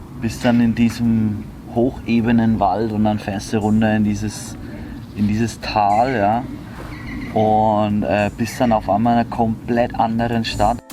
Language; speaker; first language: German; native; German